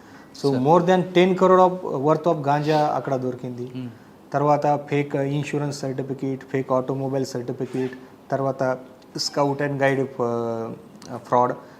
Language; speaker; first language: Telugu; non-native, learner; Marathi